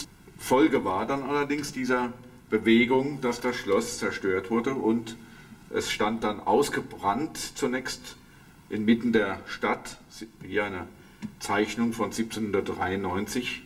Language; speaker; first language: German; native; German